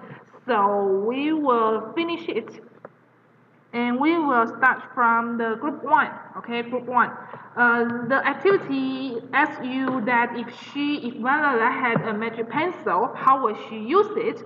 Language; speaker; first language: English; non-native, fluent; Chinese